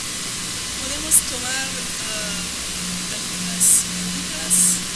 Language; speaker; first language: Spanish; non-native, fluent; French